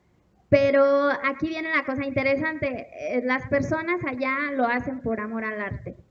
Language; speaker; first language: Spanish; native; Spanish